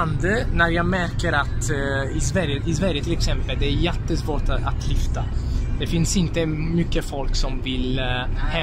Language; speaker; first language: Swedish; non-native, fluent; Italian